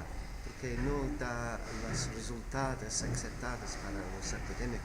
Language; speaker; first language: Spanish; non-native, fluent; English